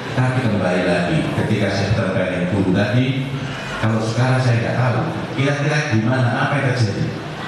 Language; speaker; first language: Indonesian; native; Indonesian